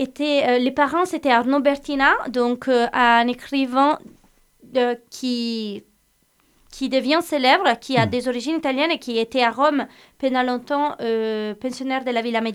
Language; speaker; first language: French; non-native, fluent; Italian